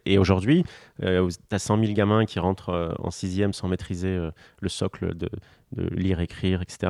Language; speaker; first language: French; non-native, local second language; Arabic